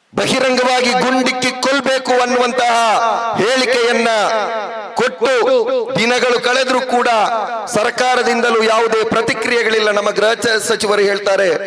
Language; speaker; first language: Kannada; non-native, local second language; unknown